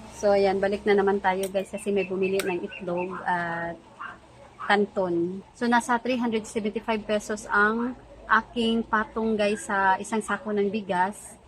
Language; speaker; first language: Filipino; non-native, local second language; Cebuano